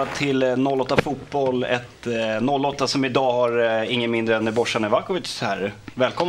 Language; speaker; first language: Swedish; native; Swedish